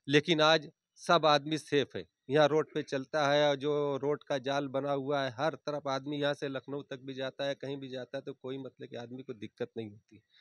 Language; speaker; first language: Hindi; native; Hindi